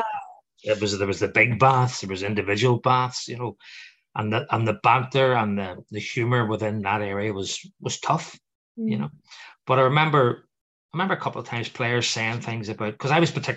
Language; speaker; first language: English; native; English